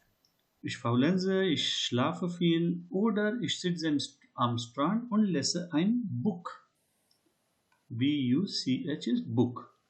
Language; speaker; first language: German; non-native, learner; Hindi